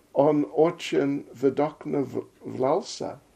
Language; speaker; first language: Russian; non-native, fluent; English